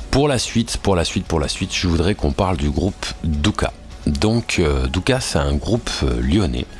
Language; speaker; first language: French; native; French